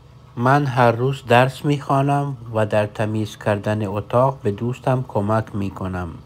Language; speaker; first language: Persian; non-native, fluent; Urdu